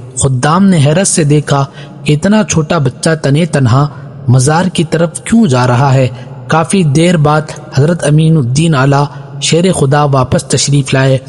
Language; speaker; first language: Urdu; native; Urdu